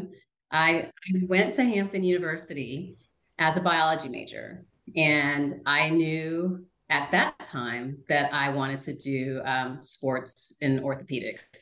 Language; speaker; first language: English; native; English